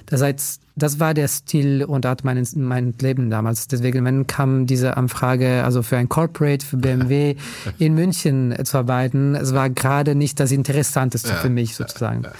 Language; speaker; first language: German; non-native, fluent; Italian